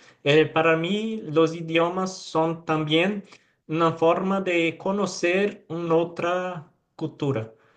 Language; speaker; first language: Spanish; non-native, fluent; Portuguese